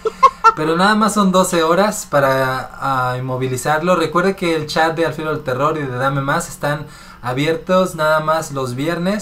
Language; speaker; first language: Spanish; native; Spanish